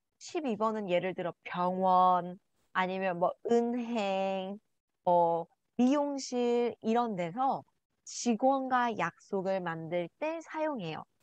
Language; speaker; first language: Korean; native; Korean